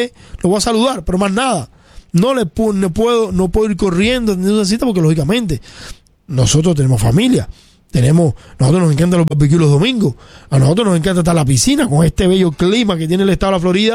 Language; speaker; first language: Spanish; native; Spanish